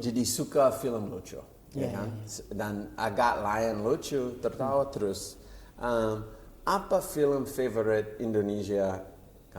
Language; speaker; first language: Indonesian; non-native, fluent; English